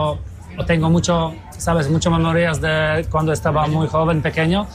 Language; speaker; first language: Spanish; non-native, fluent; Polish